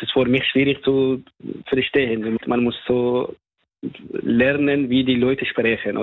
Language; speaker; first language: German; non-native, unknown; Persian